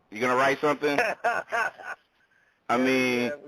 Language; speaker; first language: English; native; English